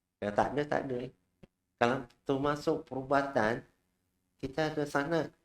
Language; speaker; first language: Malay; non-native, local second language; Chinese